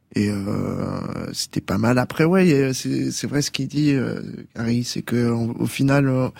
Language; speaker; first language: French; native; French